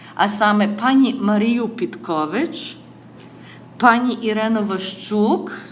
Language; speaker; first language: Ukrainian; early bilingual, other home language; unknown